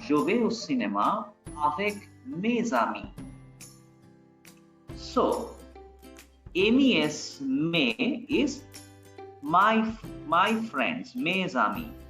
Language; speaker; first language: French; non-native, fluent; Bangla